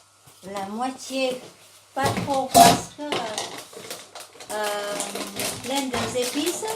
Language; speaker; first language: French; non-native, fluent; Vietnamese